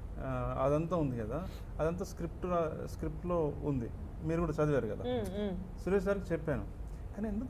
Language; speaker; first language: Telugu; native; Telugu